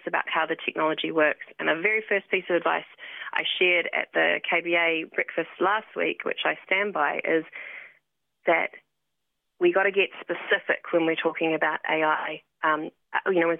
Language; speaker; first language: English; native; English